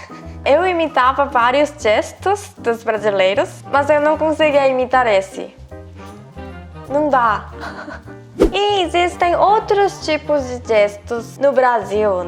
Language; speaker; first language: Portuguese; non-native, fluent; Korean